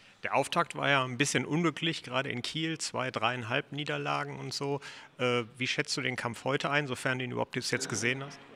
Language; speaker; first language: German; native; German